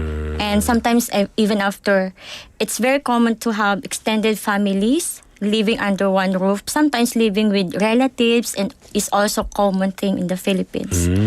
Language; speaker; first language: English; non-native, local second language; Filipino